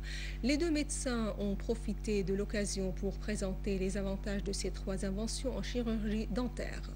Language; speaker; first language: French; non-native, fluent; Arabic